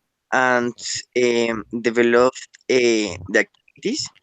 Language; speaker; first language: English; non-native, learner; Spanish